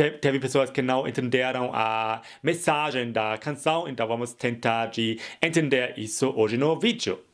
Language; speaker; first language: Portuguese; non-native, fluent; German